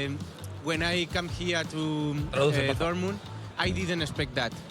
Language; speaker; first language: English; non-native, learner; Spanish